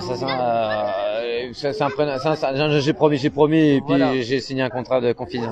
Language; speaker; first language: French; native; French